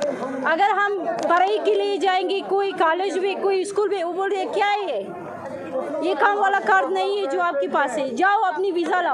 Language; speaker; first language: Hindi; non-native, fluent; Persian